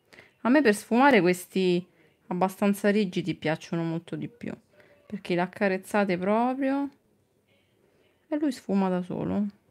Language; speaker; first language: Italian; native; Italian